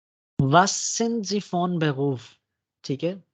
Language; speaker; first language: German; non-native, fluent; Urdu